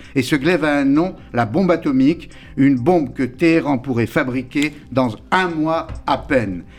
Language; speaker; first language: French; native; French